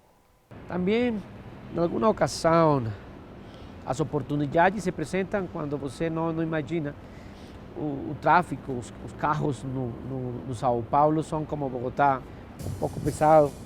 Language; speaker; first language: Portuguese; non-native, fluent; Spanish